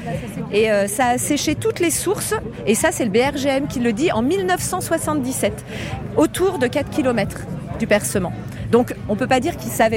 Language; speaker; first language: French; native; French